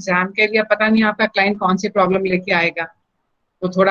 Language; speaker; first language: Hindi; native; Hindi